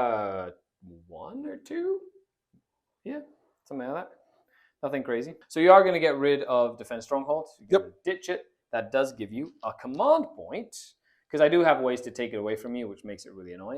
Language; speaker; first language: English; native; English